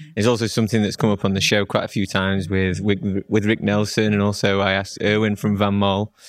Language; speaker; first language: English; native; English